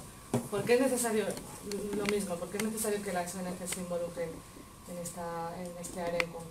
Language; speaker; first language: Spanish; native; Spanish